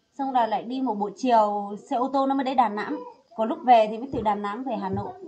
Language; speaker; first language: Vietnamese; non-native, local second language; Hmong